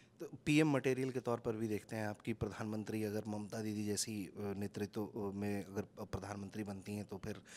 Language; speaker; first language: Hindi; native; Hindi